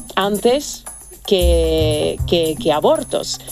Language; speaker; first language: Spanish; non-native, fluent; Serbian